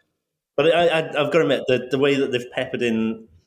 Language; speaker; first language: English; native; English